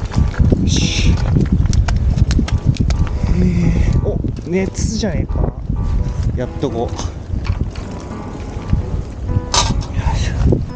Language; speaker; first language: Japanese; native; Japanese